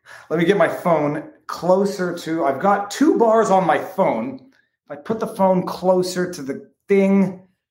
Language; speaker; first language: English; native; English